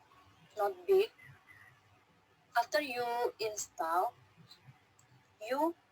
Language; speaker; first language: English; non-native, learner; Indonesian